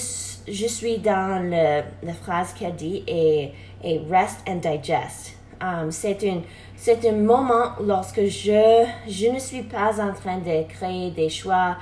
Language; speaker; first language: French; non-native, learner; English